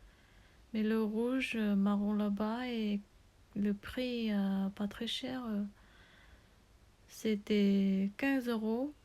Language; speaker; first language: French; non-native, learner; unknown